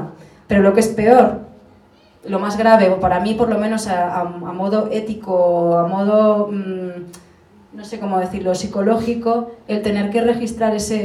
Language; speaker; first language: Spanish; native; Spanish